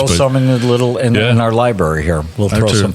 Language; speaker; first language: English; native; English